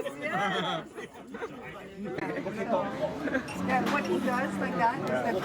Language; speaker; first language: English; non-native, fluent; Portuguese